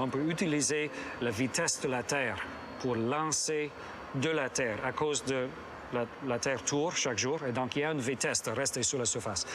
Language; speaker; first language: French; non-native, fluent; English